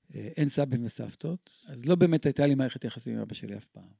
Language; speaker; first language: Hebrew; native; Hebrew